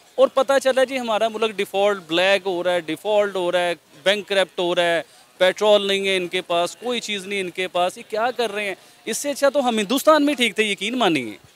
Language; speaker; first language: Urdu; non-native, local second language; Punjabi